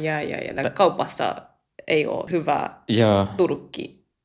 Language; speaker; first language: Finnish; non-native, learner; Japanese